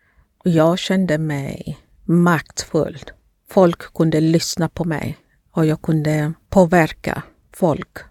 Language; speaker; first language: Swedish; non-native, fluent; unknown